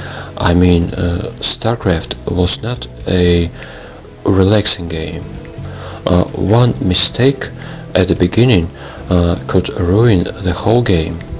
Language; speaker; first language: English; non-native, fluent; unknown